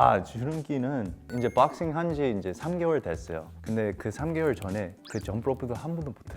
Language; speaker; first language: Korean; early bilingual, heritage; English